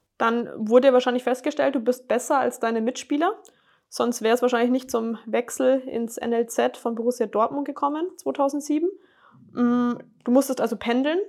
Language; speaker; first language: German; native; German